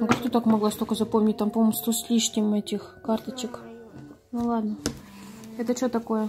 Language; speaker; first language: Russian; native; Russian